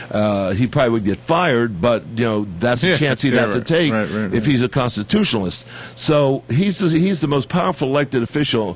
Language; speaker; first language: English; native; English